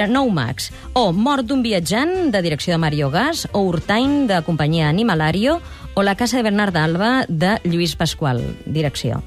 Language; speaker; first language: Catalan; native; Catalan